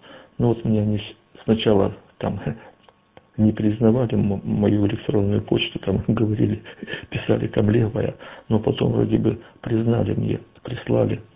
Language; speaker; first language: Russian; native; Russian